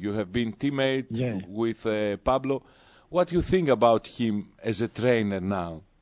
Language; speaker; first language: English; non-native, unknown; Greek